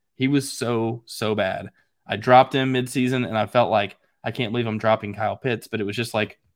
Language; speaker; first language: English; native; English